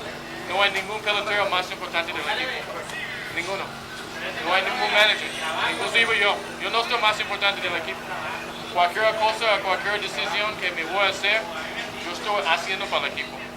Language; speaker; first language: Spanish; non-native, fluent; English